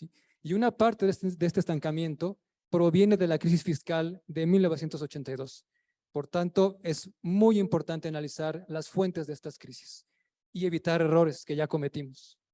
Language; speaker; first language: Spanish; native; Spanish